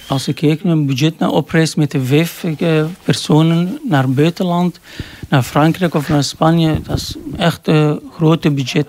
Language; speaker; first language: Dutch; non-native, learner; Arabic